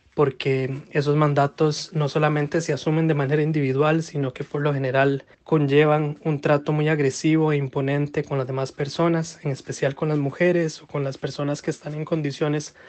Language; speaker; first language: Spanish; native; Spanish